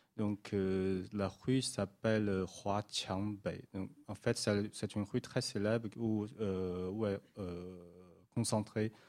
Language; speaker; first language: French; non-native, fluent; Chinese